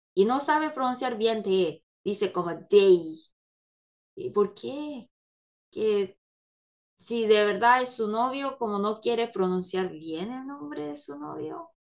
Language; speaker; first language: Spanish; non-native, fluent; Korean